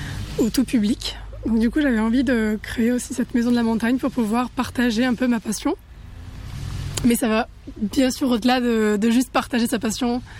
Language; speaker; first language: French; native; French